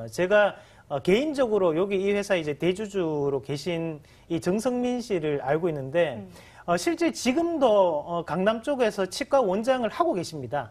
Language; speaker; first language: Korean; native; Korean